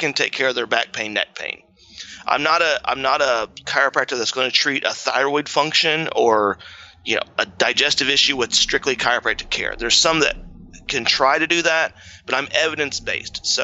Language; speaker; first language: English; native; English